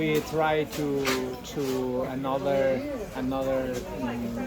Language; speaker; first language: English; non-native, learner; Spanish